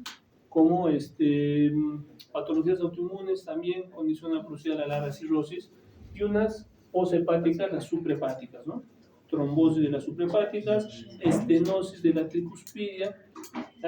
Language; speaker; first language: Spanish; native; Spanish